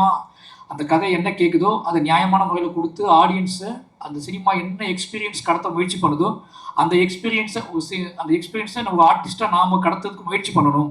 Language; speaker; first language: Tamil; native; Tamil